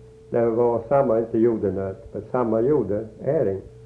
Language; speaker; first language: Swedish; early bilingual, heritage; Swedish